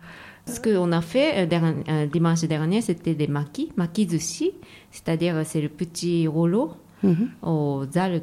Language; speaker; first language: French; non-native, fluent; Japanese